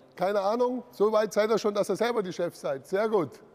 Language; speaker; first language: German; native; German